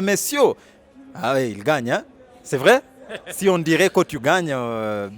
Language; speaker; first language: French; non-native, fluent; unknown